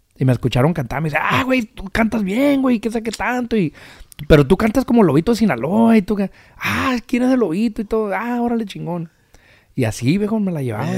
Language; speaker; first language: Spanish; native; Spanish